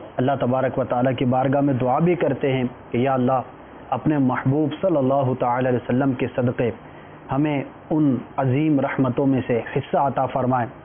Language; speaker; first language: Urdu; native; Urdu